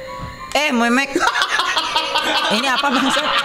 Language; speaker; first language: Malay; non-native, local second language; Sundanese